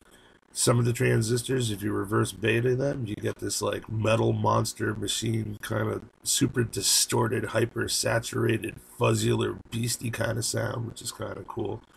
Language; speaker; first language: English; native; English